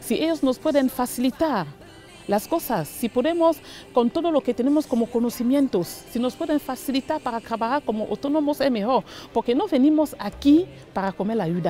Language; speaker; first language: Spanish; non-native, fluent; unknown